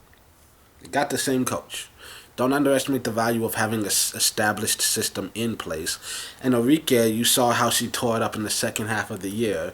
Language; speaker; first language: English; native; English